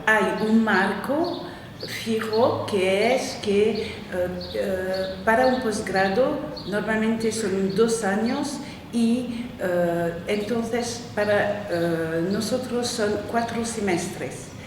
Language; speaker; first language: Spanish; non-native, fluent; French